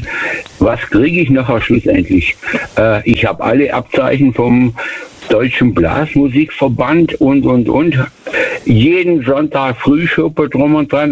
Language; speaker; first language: German; native; German